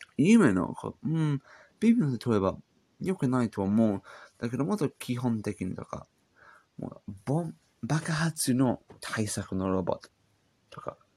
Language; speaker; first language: Japanese; non-native, learner; English